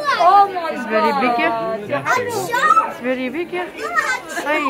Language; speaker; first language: English; non-native, learner; Indonesian